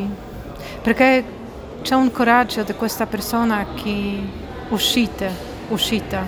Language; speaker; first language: Italian; non-native, learner; Polish